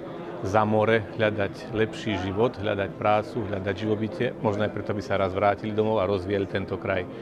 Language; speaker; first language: Slovak; native; Slovak